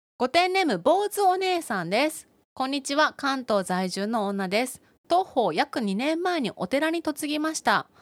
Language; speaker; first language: Japanese; native; Japanese